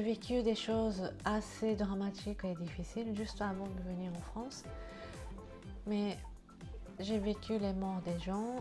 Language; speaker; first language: French; non-native, fluent; Japanese